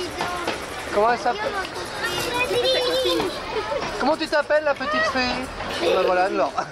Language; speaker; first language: French; native; French